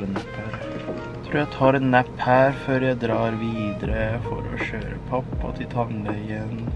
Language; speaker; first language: Norwegian; early bilingual, other home language; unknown